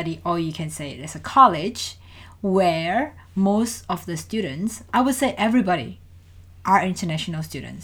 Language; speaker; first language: English; non-native, fluent; Indonesian